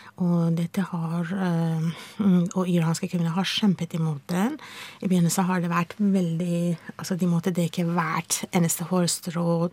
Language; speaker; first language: Norwegian; non-native, fluent; Persian